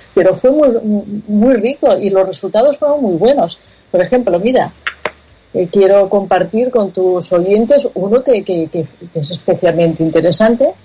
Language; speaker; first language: Spanish; non-native, local second language; Catalan